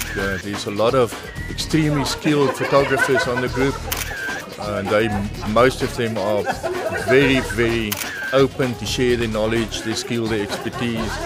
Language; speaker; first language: English; non-native, local second language; Afrikaans